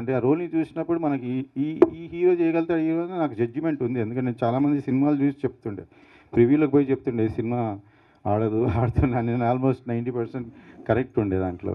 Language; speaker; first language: Telugu; native; Telugu